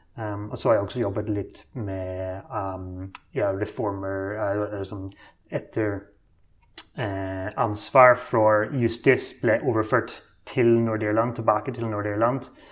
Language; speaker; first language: Norwegian; non-native, fluent; English